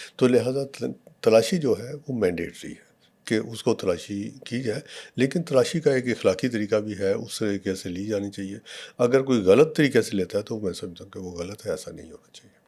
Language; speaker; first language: Urdu; non-native, local second language; Punjabi